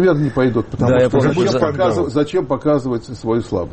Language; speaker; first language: Russian; native; Russian